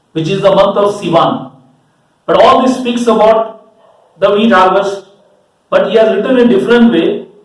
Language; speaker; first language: English; non-native, local second language; Malayalam